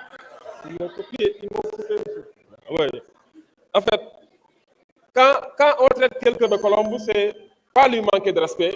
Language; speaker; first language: French; non-native, local second language; Wolof